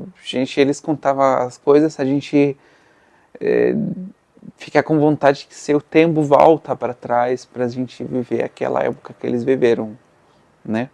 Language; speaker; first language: Portuguese; non-native, fluent; Arabic